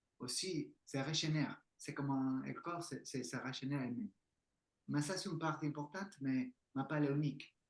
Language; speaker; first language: French; non-native, learner; Spanish